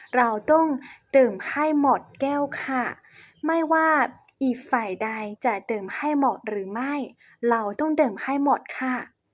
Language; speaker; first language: Thai; non-native, fluent; Chinese